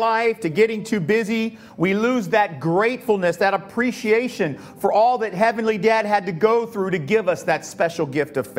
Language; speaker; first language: English; native; English